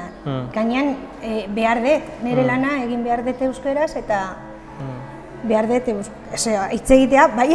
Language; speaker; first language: Basque; non-native, local second language; Spanish